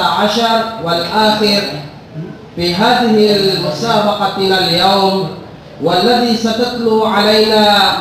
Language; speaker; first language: Arabic; non-native, learner; Maranao